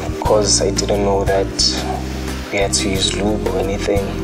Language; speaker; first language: English; non-native, local second language; Zulu